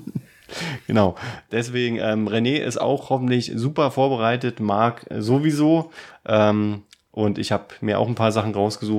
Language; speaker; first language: German; native; German